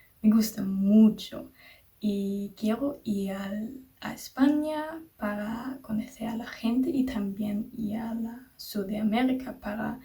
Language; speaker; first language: Spanish; non-native, learner; German